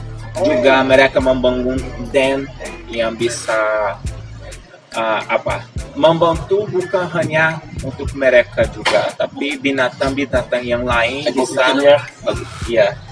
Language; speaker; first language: Indonesian; non-native, fluent; Portuguese